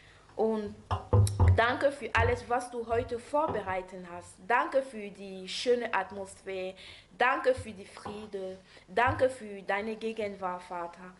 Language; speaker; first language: German; non-native, learner; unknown